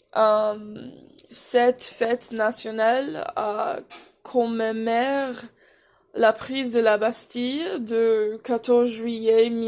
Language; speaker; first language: French; non-native, fluent; English